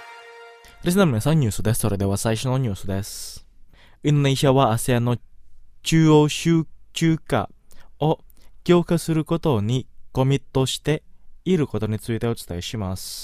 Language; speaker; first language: Japanese; non-native, fluent; Indonesian